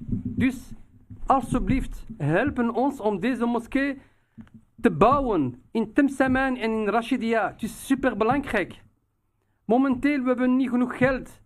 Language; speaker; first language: Dutch; non-native, fluent; Riffian